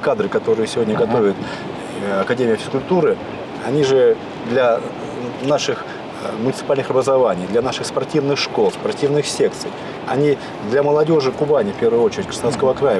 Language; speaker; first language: Russian; native; Russian